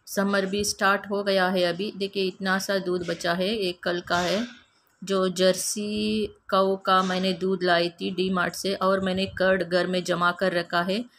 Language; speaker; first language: Hindi; non-native, local second language; Kannada